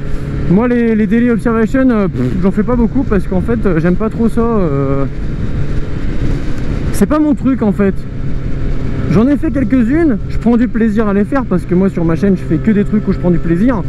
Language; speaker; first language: French; native; French